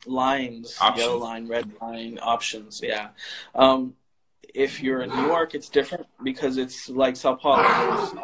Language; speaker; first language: English; native; English